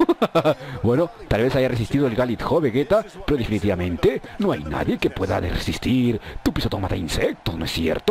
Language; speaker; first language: Spanish; native; Spanish